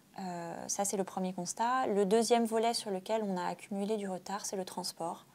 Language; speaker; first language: French; native; French